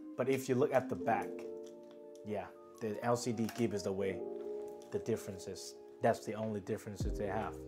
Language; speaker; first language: English; non-native, fluent; Thai